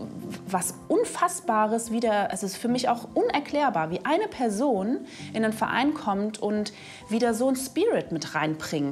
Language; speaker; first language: German; native; German